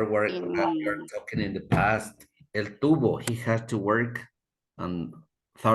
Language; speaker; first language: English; non-native, fluent; Spanish